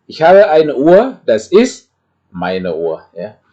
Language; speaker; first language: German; non-native, fluent; Indonesian